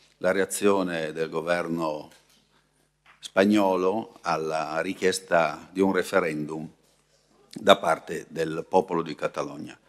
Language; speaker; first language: Italian; native; Italian